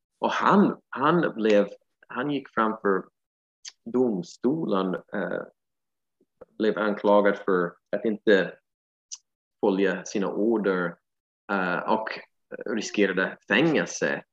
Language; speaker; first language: Swedish; non-native, fluent; English